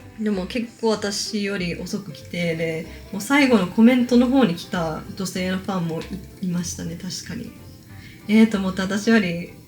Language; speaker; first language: Japanese; early bilingual, heritage; Japanese